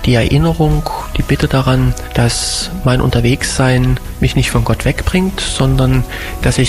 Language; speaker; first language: German; native; German